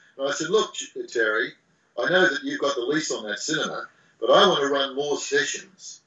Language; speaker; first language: English; native; English